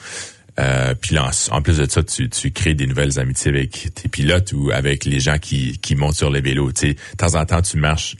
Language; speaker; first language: French; native; French